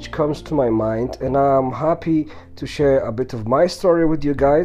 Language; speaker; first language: English; non-native, fluent; Polish